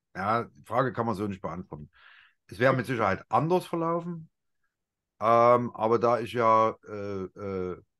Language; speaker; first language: German; native; German